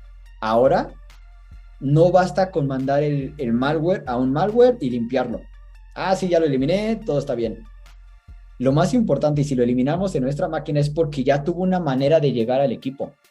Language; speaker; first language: Spanish; native; Spanish